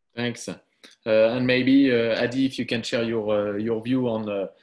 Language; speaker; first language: English; non-native, fluent; French